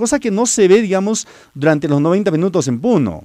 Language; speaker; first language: Spanish; native; Spanish